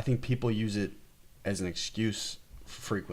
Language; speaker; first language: English; native; English